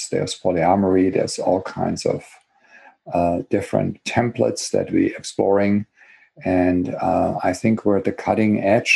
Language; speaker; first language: English; non-native, fluent; German